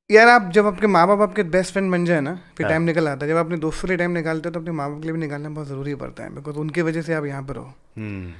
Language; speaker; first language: Hindi; native; Hindi